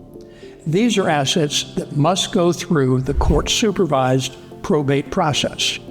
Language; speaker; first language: English; native; English